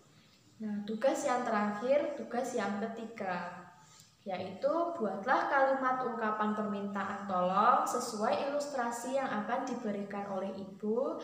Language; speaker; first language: Indonesian; native; Indonesian